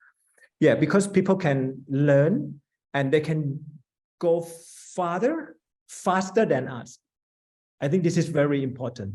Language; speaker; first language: English; non-native, fluent; Thai